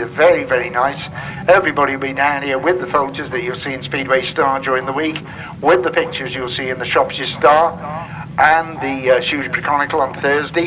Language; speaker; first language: English; native; English